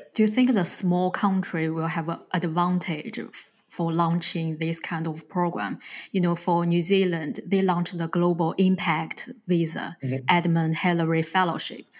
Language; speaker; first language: English; non-native, fluent; Chinese